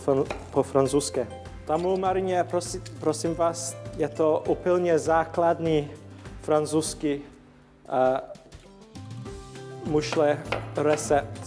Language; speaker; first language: Czech; non-native, learner; English